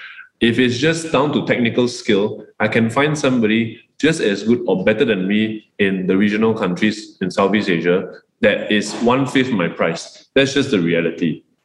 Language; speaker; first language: English; non-native, local second language; Chinese